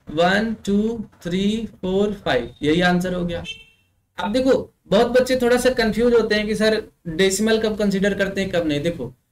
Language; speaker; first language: Hindi; native; Hindi